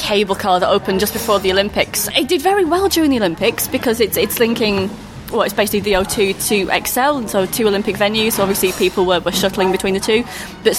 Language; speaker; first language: English; native; English